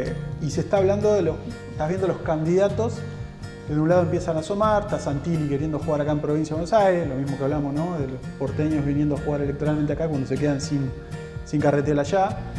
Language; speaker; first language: Spanish; native; Spanish